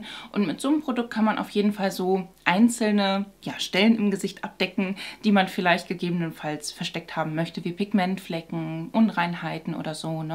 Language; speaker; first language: German; native; German